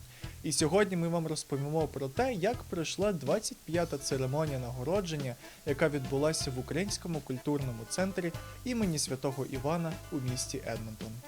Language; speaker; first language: Ukrainian; native; Ukrainian